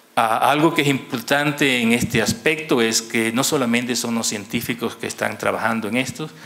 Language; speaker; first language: Spanish; native; Spanish